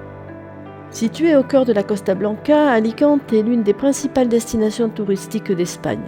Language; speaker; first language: French; native; French